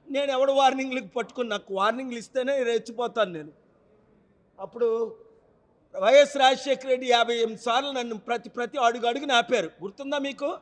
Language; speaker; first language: Telugu; native; Telugu